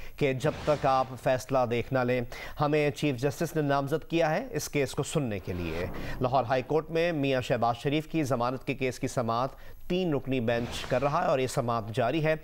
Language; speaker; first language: Urdu; native; Urdu